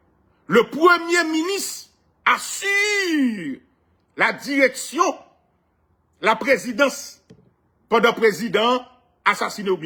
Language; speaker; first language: French; non-native, local second language; Haitian Creole